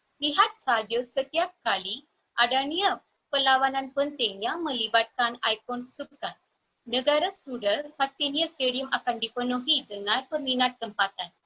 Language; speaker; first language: Malay; non-native, local second language; Tamil